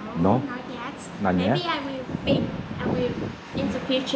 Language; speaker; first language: English; non-native, learner; Vietnamese